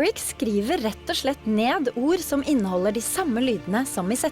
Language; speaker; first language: Norwegian; native; Norwegian